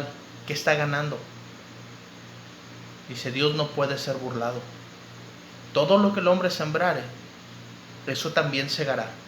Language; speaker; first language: Spanish; native; Spanish